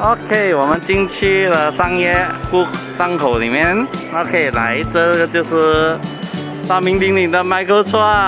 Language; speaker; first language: Chinese; native; Chinese